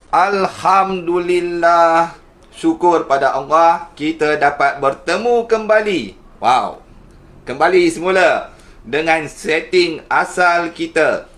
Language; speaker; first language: Malay; native; Malay